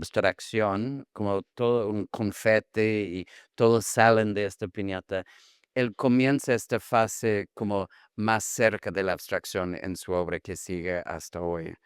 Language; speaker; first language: Spanish; non-native, fluent; English